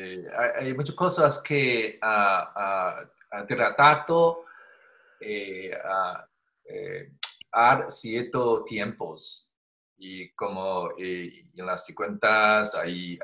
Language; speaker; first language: Spanish; non-native, learner; Chinese